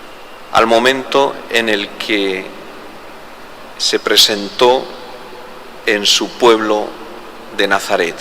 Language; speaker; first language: Spanish; native; Spanish